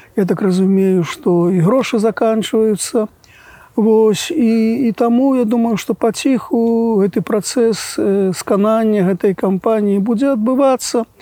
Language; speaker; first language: Belarusian; native; Belarusian